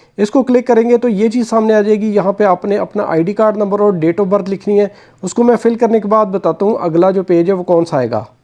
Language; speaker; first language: Urdu; native; Urdu